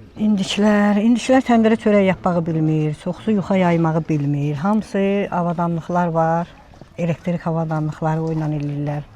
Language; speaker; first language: Azerbaijani; native; Azerbaijani